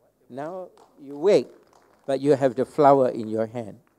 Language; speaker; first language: English; non-native, local second language; Malay